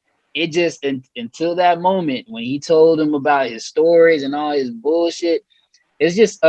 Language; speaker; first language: English; native; English